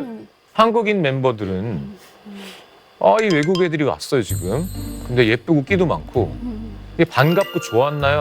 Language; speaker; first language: Korean; native; Korean